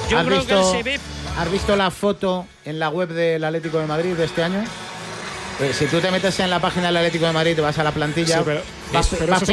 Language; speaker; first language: Spanish; native; Spanish